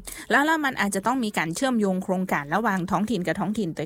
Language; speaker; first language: Thai; non-native, local second language; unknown